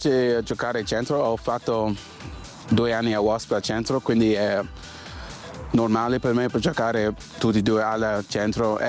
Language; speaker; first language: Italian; non-native, fluent; English